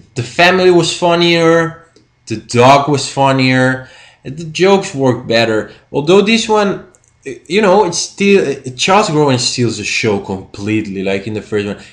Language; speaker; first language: English; non-native, fluent; Spanish